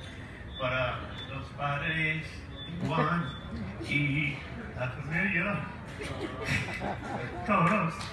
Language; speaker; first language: Spanish; non-native, learner; English